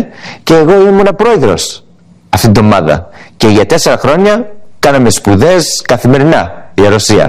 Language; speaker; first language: Greek; early bilingual, heritage; English